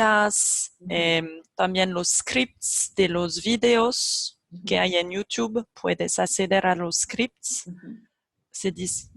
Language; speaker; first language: Spanish; non-native, fluent; French